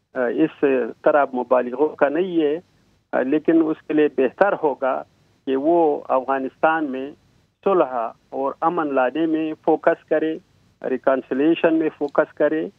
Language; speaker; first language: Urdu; non-native, fluent; Pashto